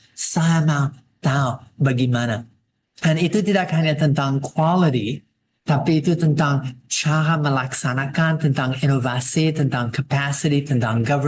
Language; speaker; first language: Indonesian; non-native, fluent; English